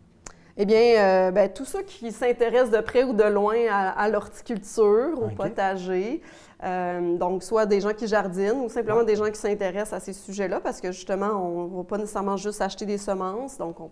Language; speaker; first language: French; native; French